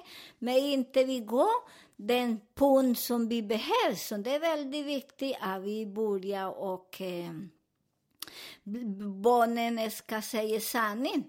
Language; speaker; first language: Swedish; non-native, learner; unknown